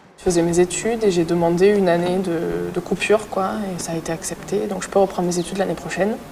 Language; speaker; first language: French; native; French